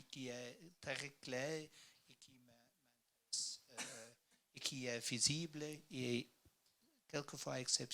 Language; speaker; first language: French; non-native, learner; Dutch